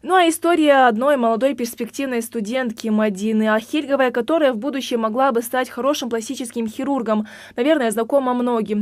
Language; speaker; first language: Russian; native; Russian